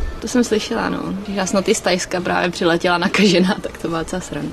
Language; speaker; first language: Czech; native; Czech